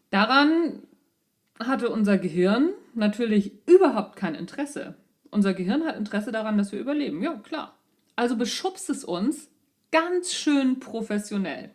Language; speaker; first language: German; native; German